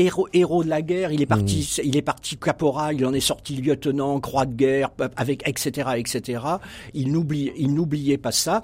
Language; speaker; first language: French; native; French